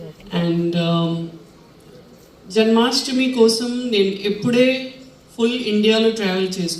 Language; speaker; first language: Telugu; non-native, learner; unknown